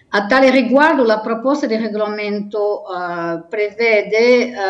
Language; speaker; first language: Italian; non-native, fluent; Portuguese